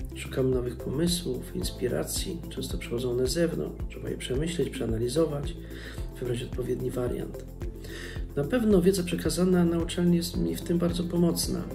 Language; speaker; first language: Polish; native; Polish